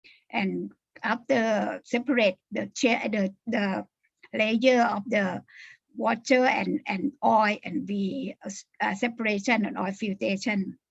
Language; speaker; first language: English; non-native, learner; Thai